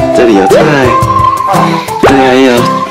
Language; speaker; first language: Chinese; early bilingual, heritage; Chinese